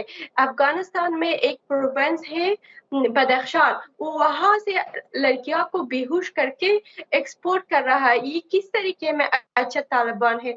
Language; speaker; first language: Hindi; non-native, learner; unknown